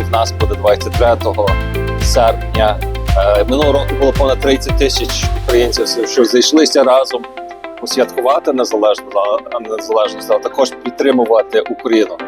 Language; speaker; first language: Ukrainian; early bilingual, heritage; Ukrainian